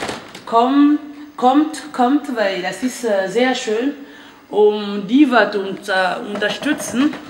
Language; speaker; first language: German; non-native, fluent; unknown